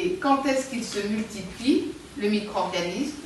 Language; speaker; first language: French; native; French